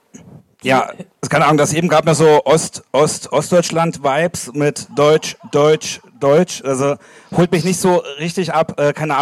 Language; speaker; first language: German; native; German